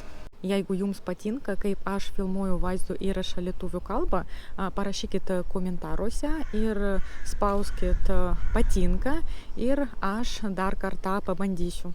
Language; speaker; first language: Lithuanian; non-native, learner; Russian